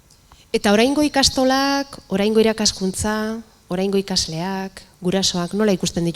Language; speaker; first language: Basque; native; Basque